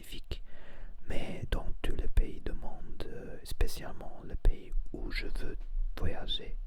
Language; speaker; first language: French; non-native, learner; Spanish